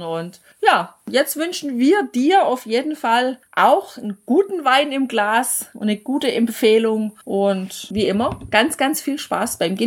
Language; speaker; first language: German; native; German